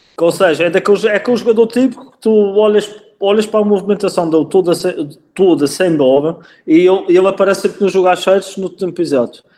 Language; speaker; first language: Portuguese; native; Portuguese